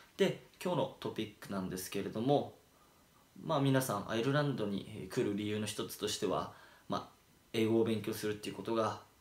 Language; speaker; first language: Japanese; native; Japanese